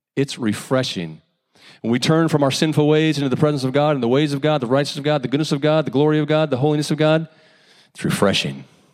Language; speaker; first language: English; native; English